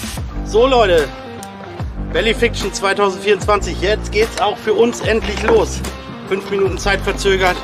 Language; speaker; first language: German; native; German